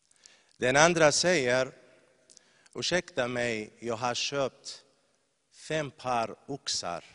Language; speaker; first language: Swedish; non-native, fluent; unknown